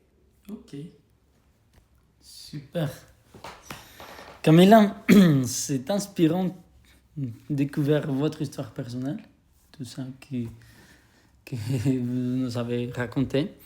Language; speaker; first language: French; non-native, fluent; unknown